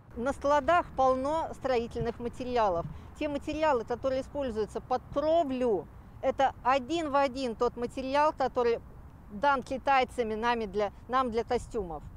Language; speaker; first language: Russian; native; Russian